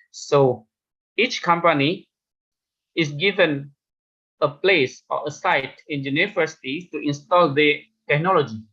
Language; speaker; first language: English; non-native, fluent; Indonesian